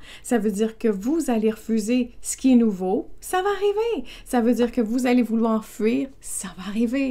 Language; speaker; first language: French; native; French